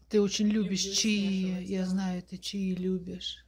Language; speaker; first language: Russian; native; Russian